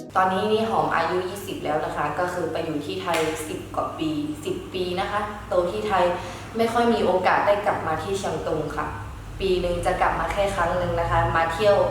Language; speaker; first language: Thai; early bilingual, other home language; Shan